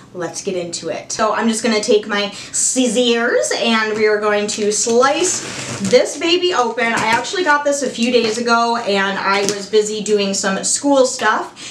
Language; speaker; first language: English; native; English